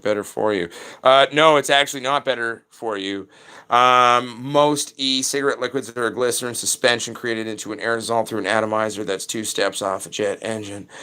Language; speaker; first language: English; native; English